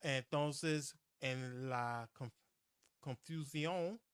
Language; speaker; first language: Spanish; non-native, learner; English